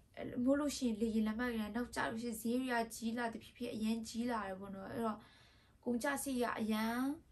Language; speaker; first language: Burmese; non-native, local second language; Kachin